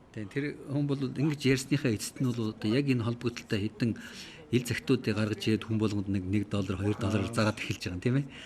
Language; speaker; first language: Mongolian; native; Mongolian